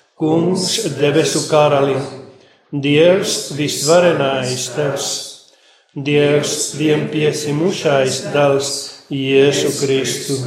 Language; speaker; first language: Latvian; non-native, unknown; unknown